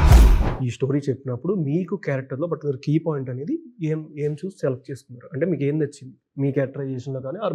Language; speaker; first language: Telugu; native; Telugu